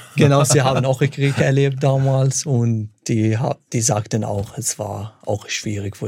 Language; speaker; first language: German; non-native, fluent; Arabic